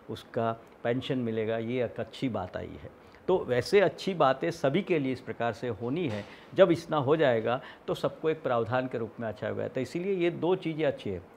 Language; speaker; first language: Hindi; non-native, local second language; Gujarati